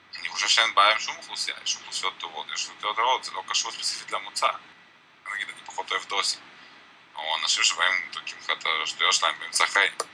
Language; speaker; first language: Hebrew; early bilingual, other home language; Russian